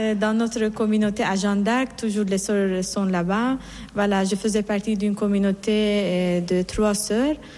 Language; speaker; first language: French; non-native, fluent; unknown